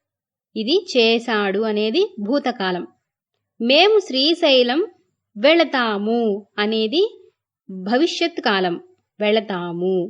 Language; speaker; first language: Telugu; native; Telugu